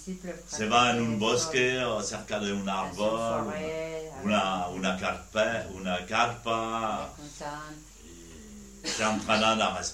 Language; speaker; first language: Spanish; non-native, learner; French